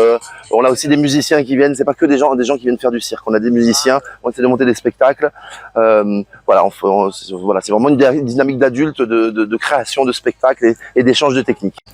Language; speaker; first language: French; native; French